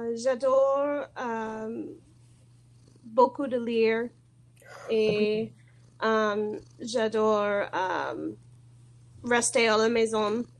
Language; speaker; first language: French; non-native, learner; English